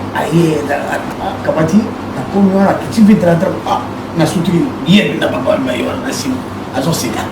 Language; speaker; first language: Lingala; native; Lingala